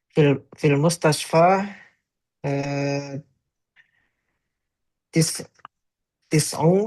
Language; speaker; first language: Arabic; non-native, learner; Indonesian